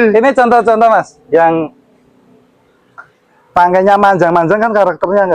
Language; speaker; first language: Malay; non-native, local second language; Javanese